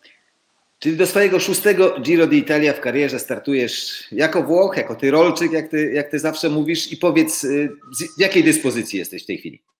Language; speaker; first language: Polish; native; Polish